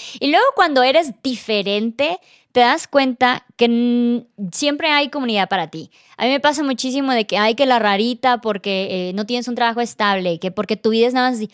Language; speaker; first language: Spanish; native; Spanish